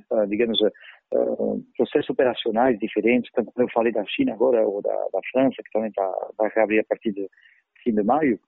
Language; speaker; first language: Portuguese; non-native, fluent; French